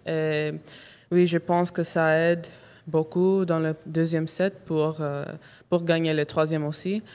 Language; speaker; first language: French; non-native, local second language; English